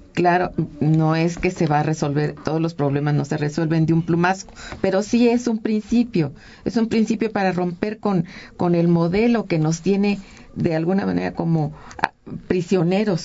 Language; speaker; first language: Spanish; native; Spanish